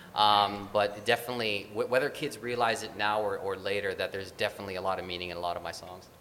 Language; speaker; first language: English; early bilingual, other home language; Filipino